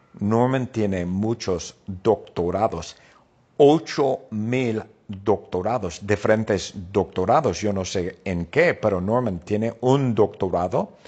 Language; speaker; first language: Spanish; non-native, fluent; English